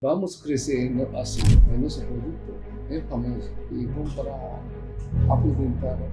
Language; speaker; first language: Portuguese; non-native, learner; Japanese